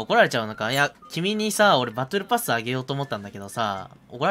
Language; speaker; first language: Japanese; native; Japanese